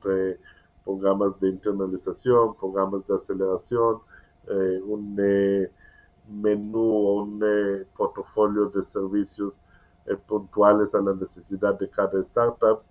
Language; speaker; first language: Spanish; non-native, learner; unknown